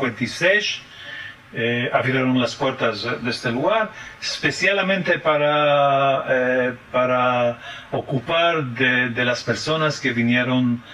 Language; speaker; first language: Spanish; early bilingual, heritage; French